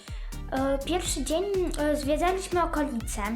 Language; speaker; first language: Polish; early bilingual, other home language; Ukrainian